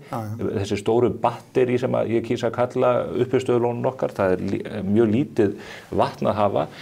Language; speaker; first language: Icelandic; native; Icelandic